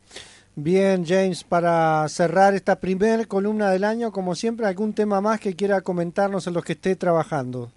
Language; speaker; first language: Spanish; native; Spanish